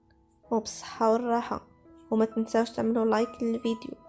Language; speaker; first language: Arabic; native; Arabic